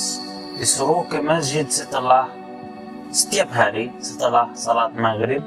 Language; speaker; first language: Indonesian; non-native, fluent; Arabic